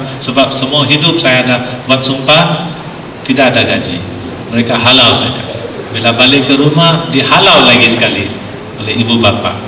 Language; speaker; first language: Malay; non-native, local second language; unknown